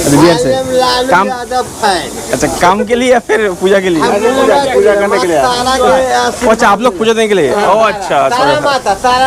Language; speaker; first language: Hindi; non-native, local second language; Bangla